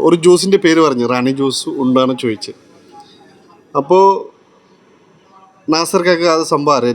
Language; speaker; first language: Malayalam; non-native, learner; Bangla